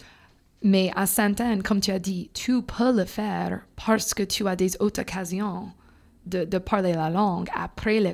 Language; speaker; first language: French; non-native, fluent; English